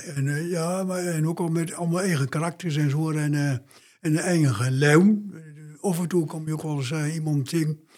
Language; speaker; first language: Dutch; native; Dutch